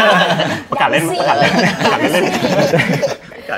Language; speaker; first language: Thai; native; Thai